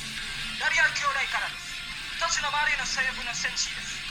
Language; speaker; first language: Japanese; non-native, learner; Indonesian